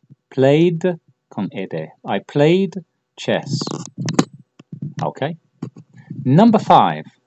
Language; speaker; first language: English; native; English